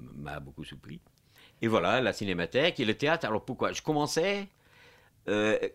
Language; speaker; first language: French; non-native, fluent; Portuguese